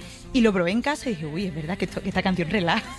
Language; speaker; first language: Spanish; native; Spanish